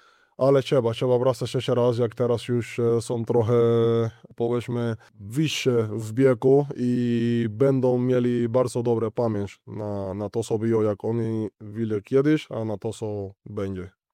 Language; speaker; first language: Polish; non-native, learner; Spanish